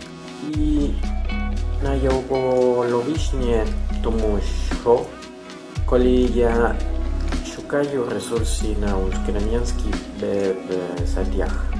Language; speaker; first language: Ukrainian; non-native, learner; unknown